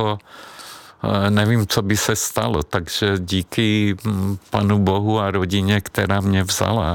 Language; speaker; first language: Czech; non-native, fluent; Hungarian